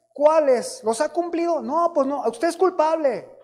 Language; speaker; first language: Spanish; native; Spanish